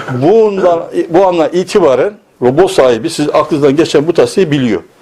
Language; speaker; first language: Turkish; native; Turkish